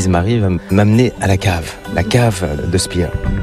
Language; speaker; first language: French; native; French